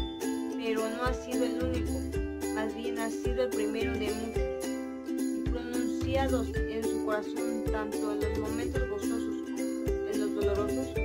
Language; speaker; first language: Spanish; native; Spanish